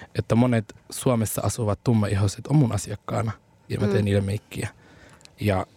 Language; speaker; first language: Finnish; early bilingual, other home language; Somali